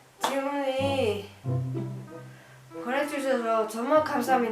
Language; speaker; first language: Korean; non-native, learner; Finnish